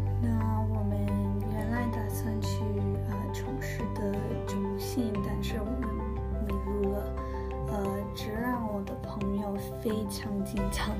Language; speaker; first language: Chinese; non-native, learner; English